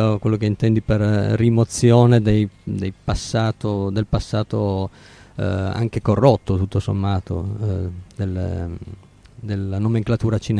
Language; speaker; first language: Italian; native; Italian